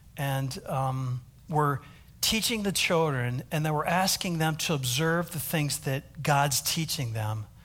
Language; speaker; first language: English; native; English